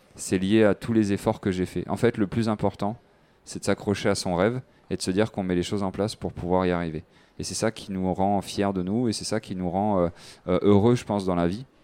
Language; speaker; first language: French; native; French